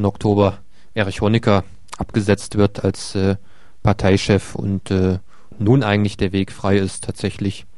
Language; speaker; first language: German; native; German